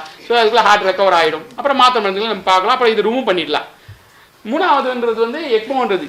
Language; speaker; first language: Tamil; native; Tamil